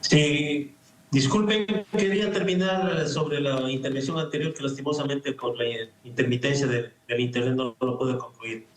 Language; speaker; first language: Spanish; native; Spanish